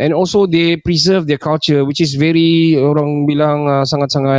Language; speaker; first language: English; non-native, local second language; Malay